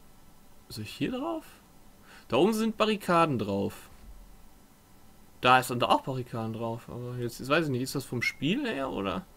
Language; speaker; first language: German; native; German